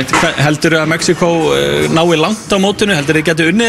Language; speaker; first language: Icelandic; native; Icelandic